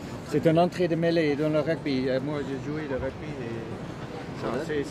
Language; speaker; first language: French; non-native, learner; Dutch